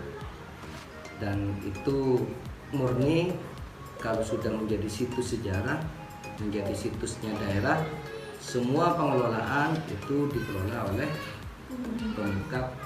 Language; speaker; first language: Indonesian; non-native, local second language; Madurese